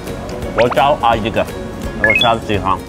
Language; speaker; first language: Chinese; non-native, fluent; Turkish